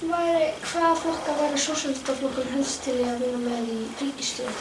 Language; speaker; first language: Icelandic; native; Icelandic